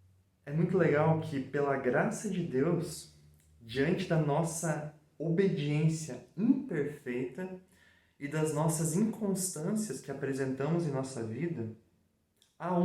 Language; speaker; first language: Portuguese; native; Portuguese